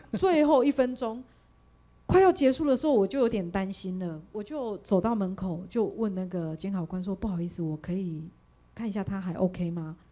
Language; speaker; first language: Chinese; native; Chinese